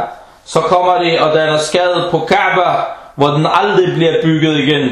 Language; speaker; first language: Danish; early bilingual, other home language; Arabic